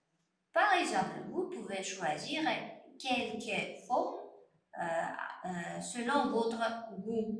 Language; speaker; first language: French; non-native, fluent; Uzbek